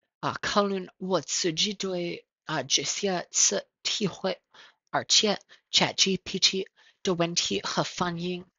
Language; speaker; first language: Chinese; non-native, learner; English